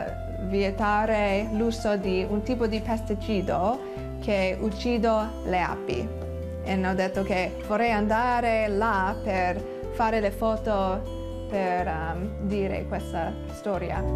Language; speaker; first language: Italian; non-native, learner; English